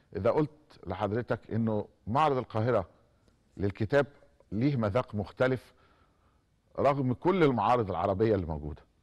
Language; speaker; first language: Arabic; native; Arabic